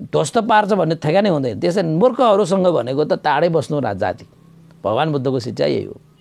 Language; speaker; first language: Nepali; non-native, local second language; Newari